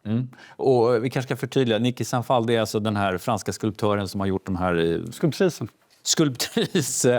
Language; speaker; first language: Swedish; native; Swedish